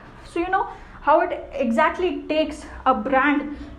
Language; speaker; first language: English; non-native, local second language; Hindi